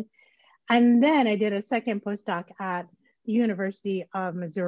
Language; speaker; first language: English; native; English